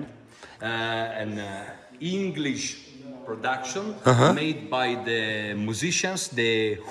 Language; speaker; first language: English; non-native, fluent; Italian